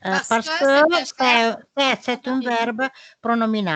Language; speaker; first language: French; non-native, learner; Italian